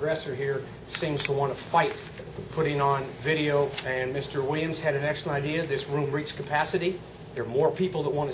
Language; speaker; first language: English; native; English